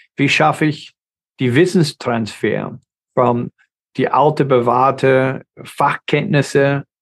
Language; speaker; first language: German; non-native, fluent; English